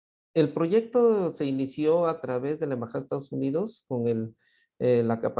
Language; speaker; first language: Spanish; native; Spanish